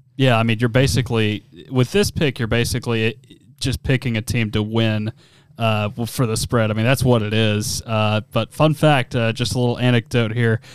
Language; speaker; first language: English; native; English